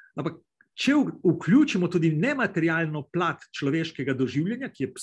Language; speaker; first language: Slovenian; native; Slovenian